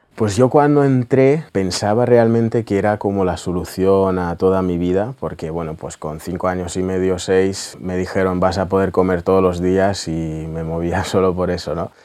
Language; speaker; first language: Spanish; early bilingual, other home language; Russian